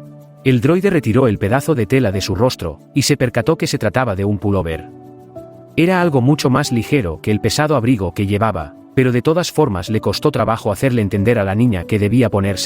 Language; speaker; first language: Spanish; native; Spanish